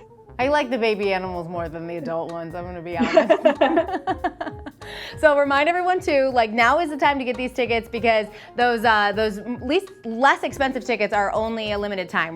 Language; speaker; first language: English; native; English